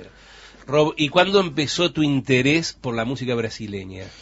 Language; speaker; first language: Spanish; native; Spanish